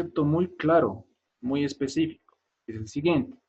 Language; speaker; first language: Spanish; native; Spanish